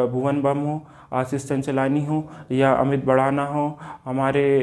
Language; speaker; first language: Hindi; native; Hindi